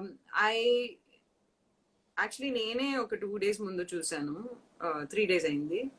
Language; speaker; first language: Telugu; non-native, fluent; Tamil